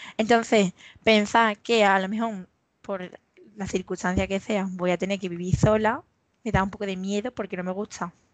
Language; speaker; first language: Spanish; native; Spanish